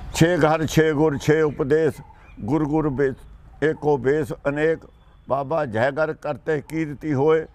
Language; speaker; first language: Hindi; non-native, local second language; Punjabi